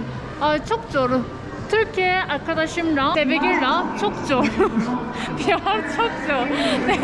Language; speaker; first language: Turkish; non-native, learner; Korean